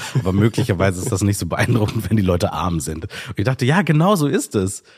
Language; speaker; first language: German; early bilingual, other home language; Sinhala